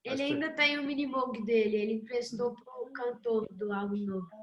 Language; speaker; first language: Portuguese; early bilingual, heritage; Portuguese